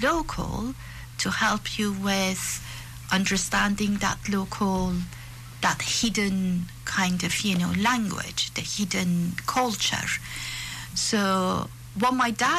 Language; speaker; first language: English; non-native, fluent; Persian